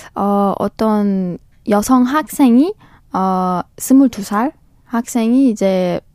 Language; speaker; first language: Korean; non-native, fluent; Persian